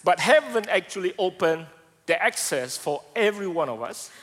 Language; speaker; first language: English; non-native, fluent; Indonesian